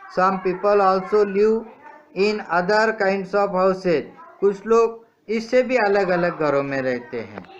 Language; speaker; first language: Hindi; non-native, local second language; Marathi